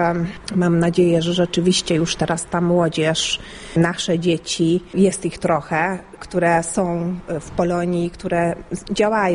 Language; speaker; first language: Polish; early bilingual, heritage; Polish